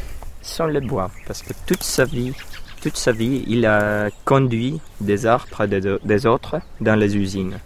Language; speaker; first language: French; non-native, fluent; Finnish